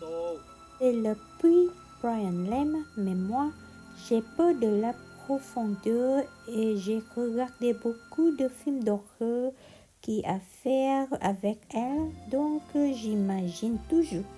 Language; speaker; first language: French; non-native, learner; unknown